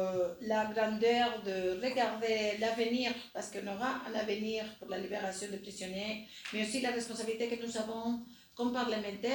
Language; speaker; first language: French; non-native, fluent; Spanish